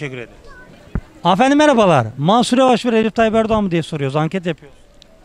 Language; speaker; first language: Turkish; native; Turkish